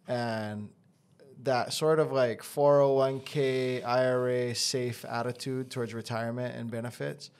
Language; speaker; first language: English; native; English